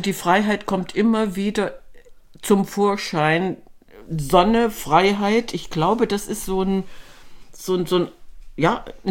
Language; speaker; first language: German; native; German